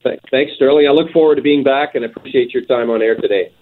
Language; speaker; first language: English; native; English